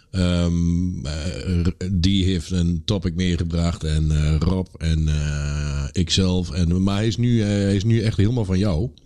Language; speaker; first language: Dutch; native; Dutch